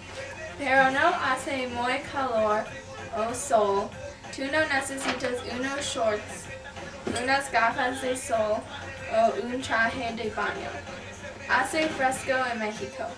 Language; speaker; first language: Spanish; non-native, learner; English